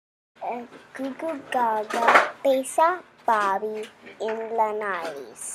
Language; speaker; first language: Spanish; non-native, learner; English